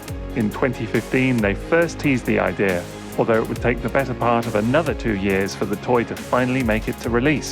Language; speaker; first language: English; native; English